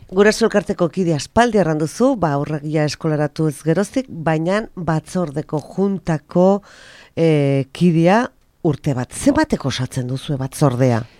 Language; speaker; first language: Basque; native; Basque